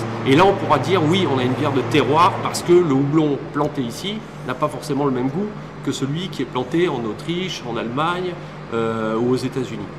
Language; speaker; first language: French; native; French